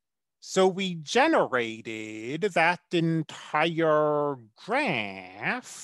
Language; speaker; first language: English; native; English